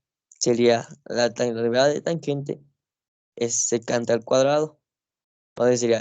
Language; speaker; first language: Spanish; native; Spanish